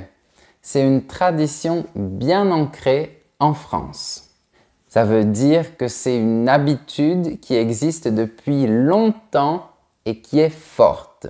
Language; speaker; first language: French; native; French